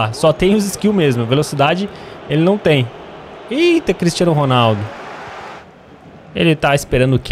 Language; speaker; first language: Portuguese; native; Portuguese